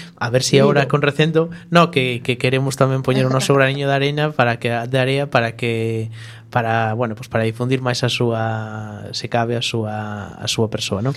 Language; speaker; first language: Galician; non-native, local second language; Spanish